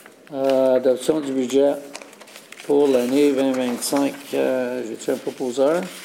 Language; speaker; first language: French; native; French